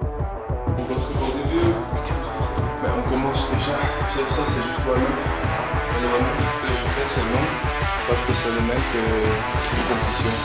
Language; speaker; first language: French; non-native, learner; Dutch